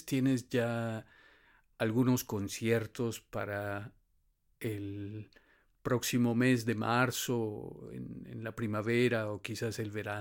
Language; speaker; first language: Spanish; native; Spanish